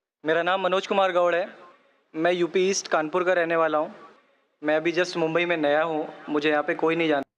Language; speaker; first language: Hindi; native; Hindi